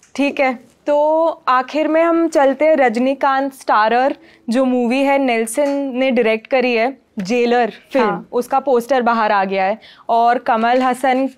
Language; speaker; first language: Hindi; non-native, local second language; Gujarati